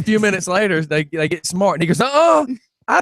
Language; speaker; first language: English; native; English